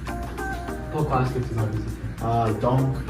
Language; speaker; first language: French; non-native, learner; English